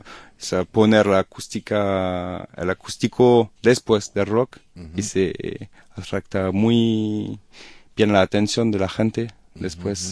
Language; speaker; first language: Spanish; non-native, learner; French